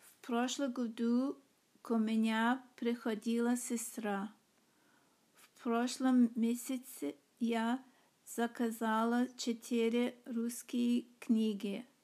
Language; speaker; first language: Russian; non-native, learner; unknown